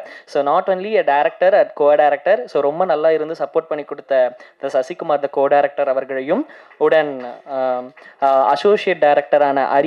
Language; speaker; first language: Tamil; native; Tamil